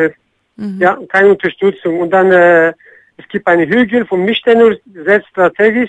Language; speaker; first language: German; non-native, learner; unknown